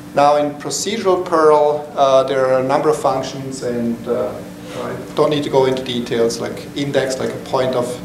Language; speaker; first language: English; non-native, fluent; German